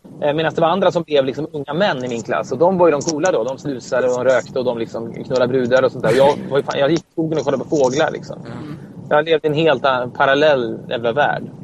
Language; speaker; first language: Swedish; native; Swedish